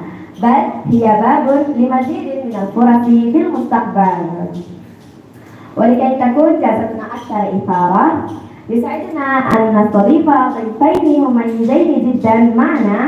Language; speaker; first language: Arabic; non-native, learner; Indonesian